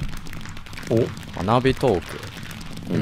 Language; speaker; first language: Japanese; native; Japanese